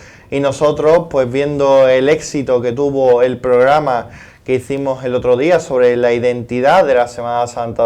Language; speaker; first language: Spanish; native; Spanish